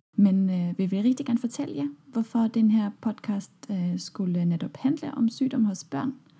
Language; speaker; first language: Danish; non-native, fluent; German